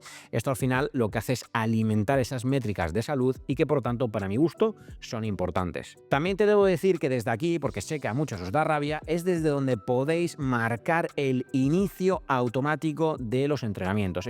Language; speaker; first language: Spanish; native; Spanish